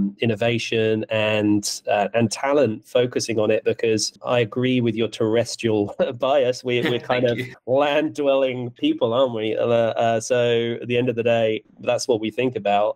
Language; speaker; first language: English; native; English